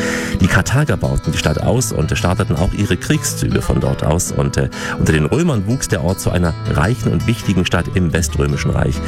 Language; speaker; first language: German; native; German